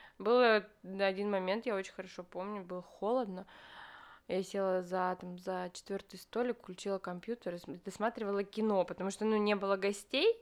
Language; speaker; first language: Russian; native; Russian